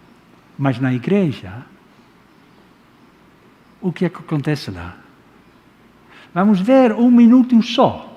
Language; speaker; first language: Portuguese; non-native, fluent; Dutch